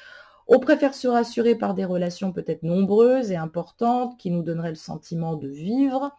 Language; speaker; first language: French; native; French